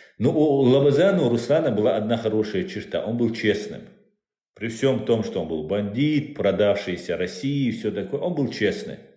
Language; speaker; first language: Russian; non-native, local second language; Chechen